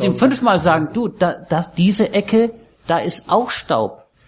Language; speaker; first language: German; native; German